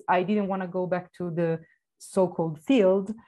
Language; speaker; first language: English; non-native, fluent; Italian